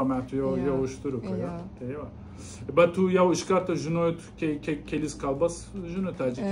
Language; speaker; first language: Lithuanian; non-native, learner; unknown